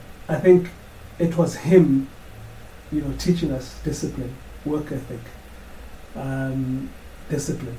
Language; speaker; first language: English; non-native, local second language; Xhosa